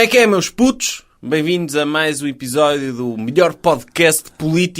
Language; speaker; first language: Portuguese; native; Portuguese